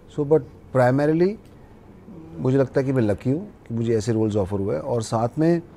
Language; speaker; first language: Hindi; native; Hindi